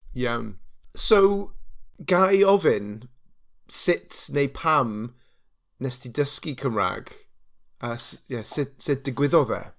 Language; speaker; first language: Welsh; non-native, local second language; English